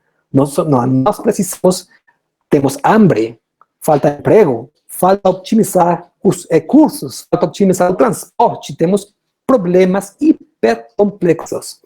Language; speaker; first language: Portuguese; non-native, learner; Spanish